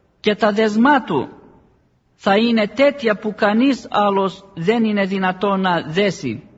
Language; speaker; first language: Greek; non-native, fluent; Arabic